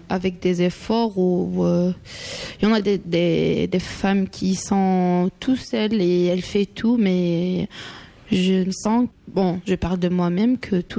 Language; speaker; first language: French; non-native, local second language; Arabic